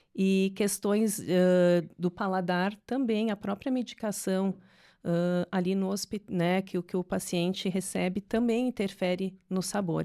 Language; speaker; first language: Portuguese; native; Portuguese